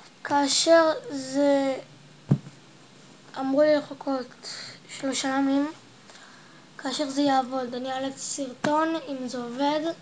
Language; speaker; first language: Hebrew; native; Hebrew